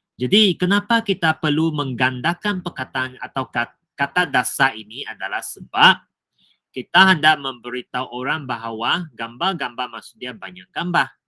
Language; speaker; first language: Malay; non-native, local second language; Chinese